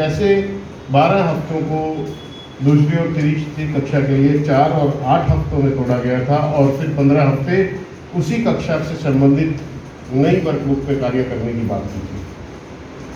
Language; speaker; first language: Hindi; native; Hindi